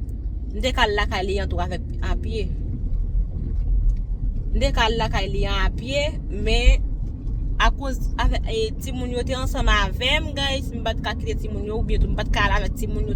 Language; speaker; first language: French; non-native, learner; Haitian Creole